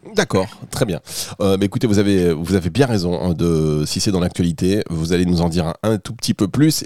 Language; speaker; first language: French; native; French